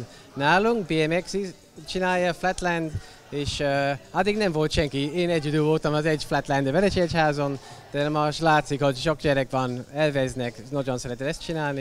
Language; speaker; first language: Hungarian; non-native, learner; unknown